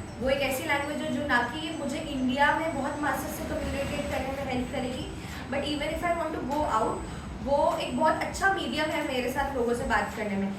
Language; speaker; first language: Hindi; native; Hindi